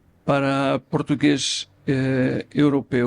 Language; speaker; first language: Spanish; non-native, learner; Portuguese